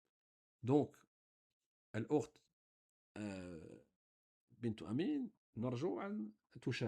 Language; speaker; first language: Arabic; non-native, fluent; French